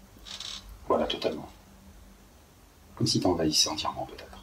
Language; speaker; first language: French; native; French